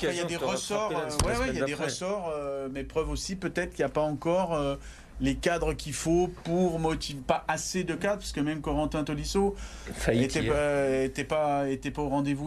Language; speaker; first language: French; native; French